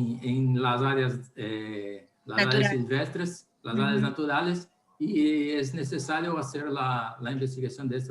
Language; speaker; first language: Spanish; non-native, learner; Portuguese